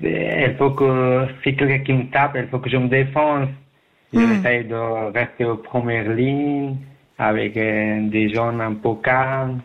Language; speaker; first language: French; non-native, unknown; Persian